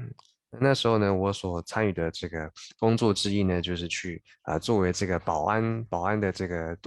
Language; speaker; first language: Chinese; native; Chinese